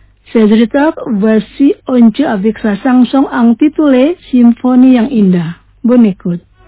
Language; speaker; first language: French; non-native, fluent; Indonesian